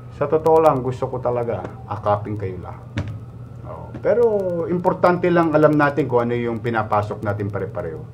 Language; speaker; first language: Filipino; native; Filipino